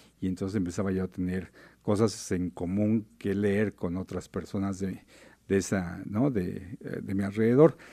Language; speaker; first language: Spanish; native; Spanish